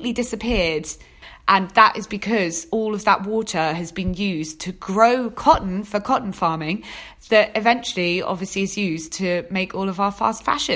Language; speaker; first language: English; native; English